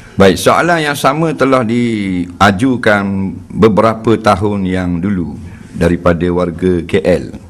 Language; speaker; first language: Malay; native; Malay